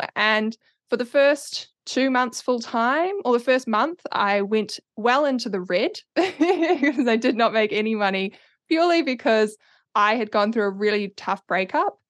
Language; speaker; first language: English; native; English